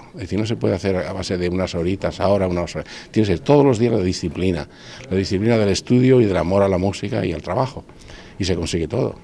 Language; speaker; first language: Spanish; native; Spanish